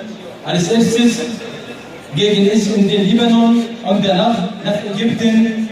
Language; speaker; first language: German; non-native, learner; Arabic